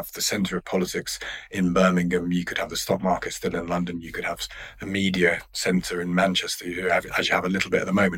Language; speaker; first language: English; native; English